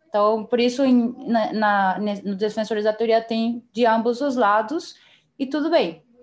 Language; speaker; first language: Portuguese; non-native, fluent; Spanish